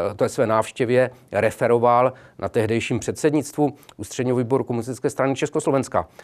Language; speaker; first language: Czech; native; Czech